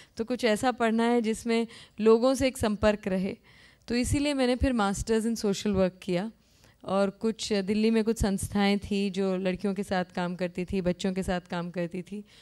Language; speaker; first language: Hindi; native; Hindi